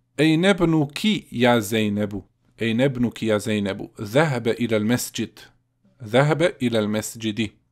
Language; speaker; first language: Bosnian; native; Bosnian